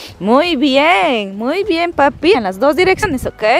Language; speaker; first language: Spanish; native; Spanish